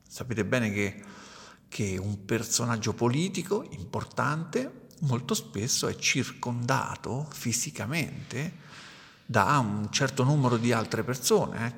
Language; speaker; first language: Italian; native; Italian